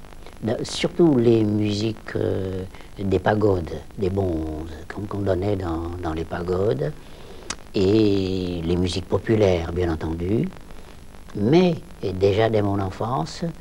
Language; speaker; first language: French; non-native, local second language; Vietnamese